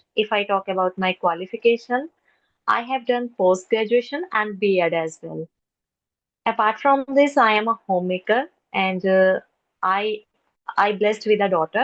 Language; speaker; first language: English; non-native, learner; Hindi